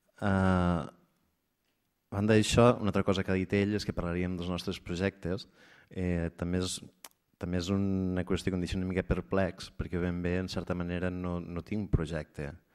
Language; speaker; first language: Catalan; native; Catalan